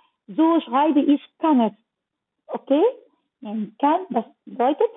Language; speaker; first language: German; non-native, learner; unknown